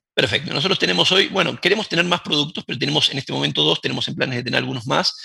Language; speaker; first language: Spanish; native; Spanish